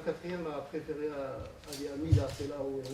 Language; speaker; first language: French; non-native, local second language; Arabic